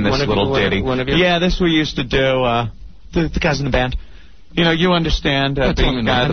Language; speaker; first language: English; native; English